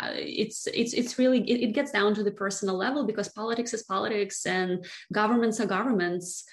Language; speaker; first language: English; non-native, fluent; Russian